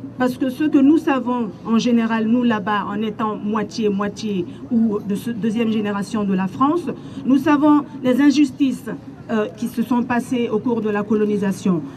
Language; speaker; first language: French; non-native, local second language; Bambara